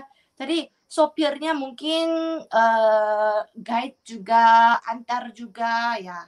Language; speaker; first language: Indonesian; non-native, fluent; Korean